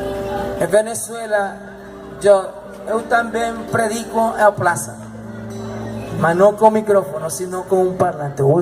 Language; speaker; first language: Portuguese; non-native, learner; Spanish